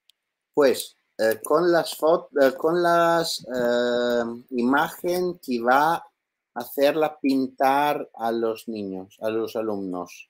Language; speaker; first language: Spanish; non-native, learner; Italian